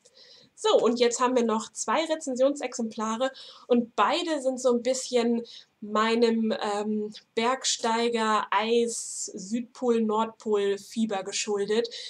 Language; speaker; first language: German; native; German